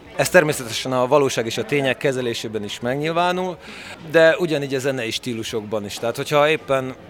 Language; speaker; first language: Hungarian; native; Hungarian